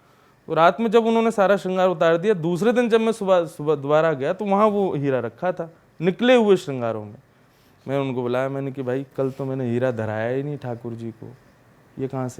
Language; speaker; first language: Hindi; native; Hindi